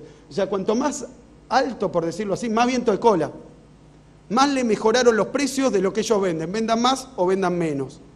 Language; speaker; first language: Spanish; native; Spanish